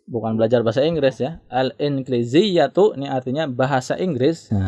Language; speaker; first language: Indonesian; native; Indonesian